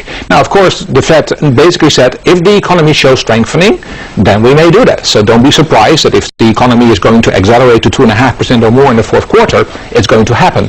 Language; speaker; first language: English; non-native, fluent; Dutch